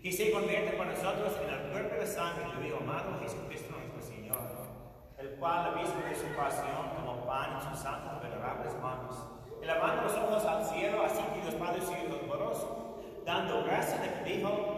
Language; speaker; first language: Spanish; non-native, fluent; English